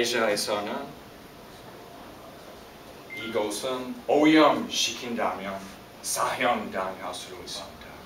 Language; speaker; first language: Korean; non-native, fluent; English